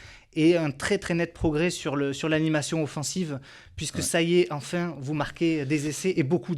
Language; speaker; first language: French; native; French